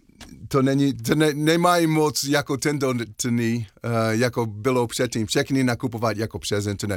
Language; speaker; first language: Czech; non-native, learner; English